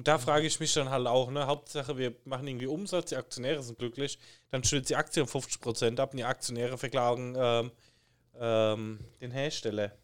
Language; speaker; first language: German; native; German